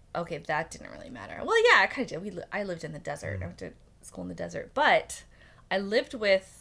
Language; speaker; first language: English; native; English